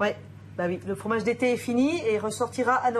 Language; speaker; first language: French; native; French